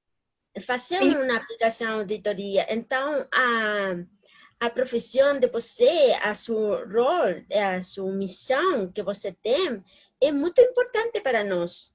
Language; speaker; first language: Portuguese; non-native, learner; Spanish